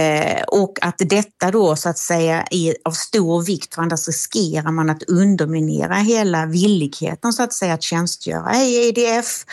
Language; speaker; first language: Swedish; native; Swedish